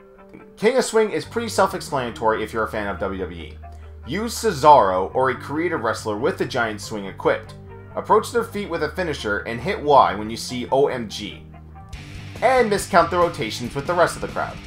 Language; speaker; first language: English; native; English